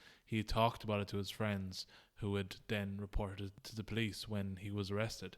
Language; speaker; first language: English; native; English